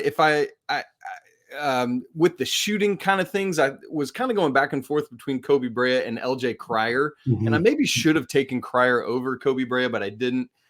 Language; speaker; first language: English; native; English